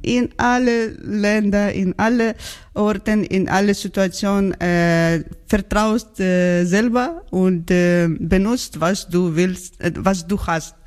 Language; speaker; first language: German; non-native, learner; Georgian